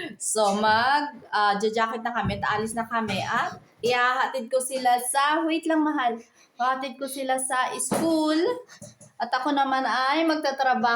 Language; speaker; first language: Filipino; native; Filipino